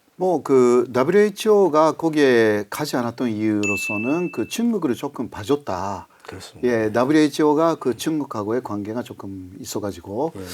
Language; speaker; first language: Korean; non-native, fluent; Japanese